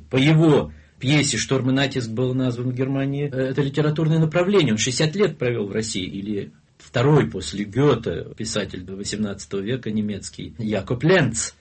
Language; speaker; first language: Russian; non-native, local second language; German